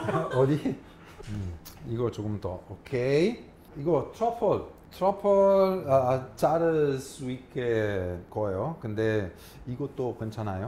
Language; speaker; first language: Korean; non-native, fluent; Italian